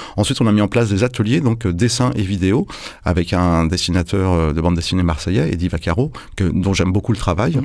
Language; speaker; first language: French; native; French